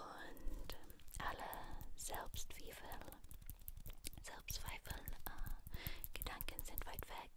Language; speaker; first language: German; non-native, learner; English